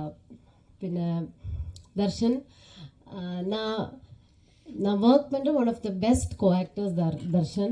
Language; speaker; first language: Tamil; non-native, fluent; Malayalam